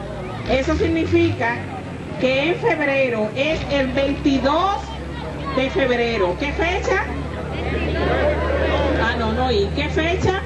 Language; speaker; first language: Spanish; native; Spanish